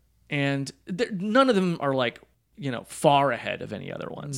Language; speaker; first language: English; native; English